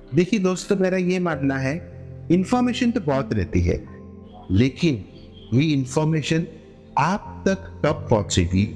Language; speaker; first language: Hindi; non-native, local second language; Gujarati